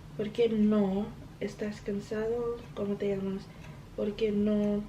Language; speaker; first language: Spanish; non-native, learner; English